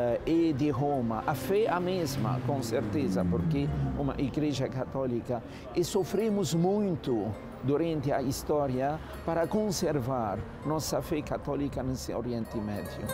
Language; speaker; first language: Portuguese; non-native, learner; Arabic